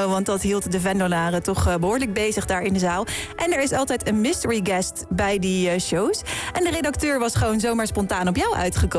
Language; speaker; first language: Dutch; native; Dutch